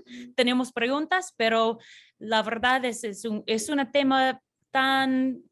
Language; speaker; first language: Spanish; non-native, fluent; English